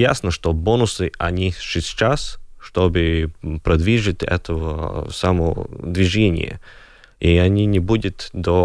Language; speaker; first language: Russian; non-native, local second language; Latvian